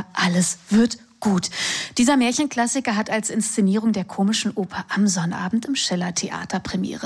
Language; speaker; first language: German; native; German